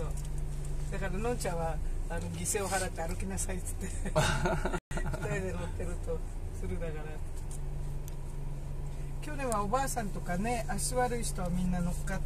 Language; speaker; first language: Japanese; native; Japanese